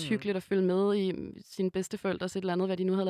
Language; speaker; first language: Danish; native; Danish